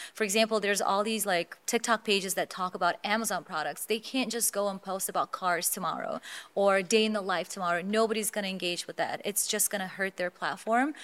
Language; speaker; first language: English; non-native, fluent; Azerbaijani